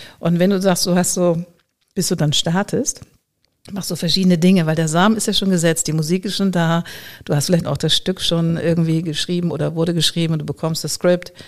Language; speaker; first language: German; native; German